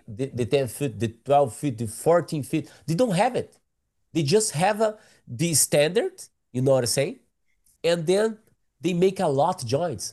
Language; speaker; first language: English; non-native, learner; Portuguese